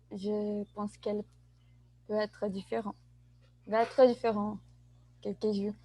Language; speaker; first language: French; non-native, learner; Portuguese